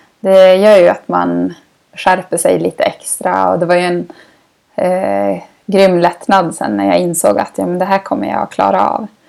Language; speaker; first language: Swedish; native; Swedish